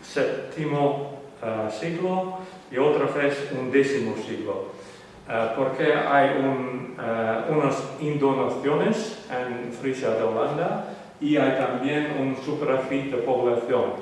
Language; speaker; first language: Spanish; non-native, learner; Western Frisian